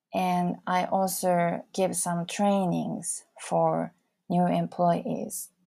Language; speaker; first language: English; non-native, fluent; Japanese